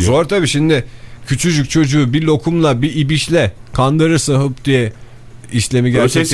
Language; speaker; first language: Turkish; native; Turkish